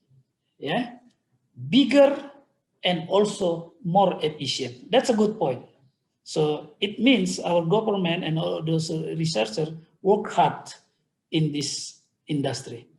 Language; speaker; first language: English; non-native, fluent; Indonesian